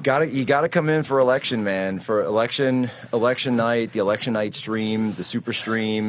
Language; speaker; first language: English; native; English